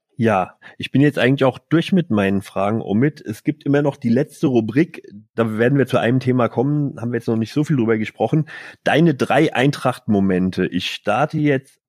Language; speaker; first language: German; native; German